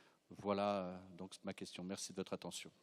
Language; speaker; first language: French; native; French